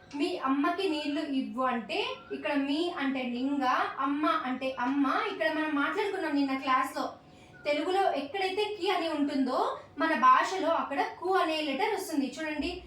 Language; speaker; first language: Telugu; non-native, local second language; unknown